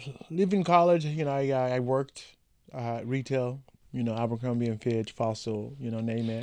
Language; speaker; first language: English; non-native, local second language; Yoruba